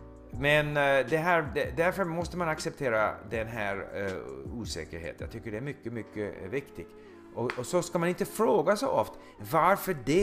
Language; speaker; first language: Swedish; non-native, fluent; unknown